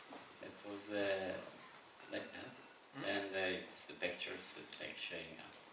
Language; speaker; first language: English; non-native, learner; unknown